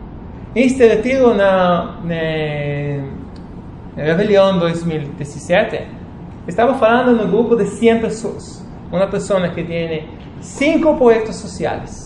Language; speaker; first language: Portuguese; non-native, fluent; Spanish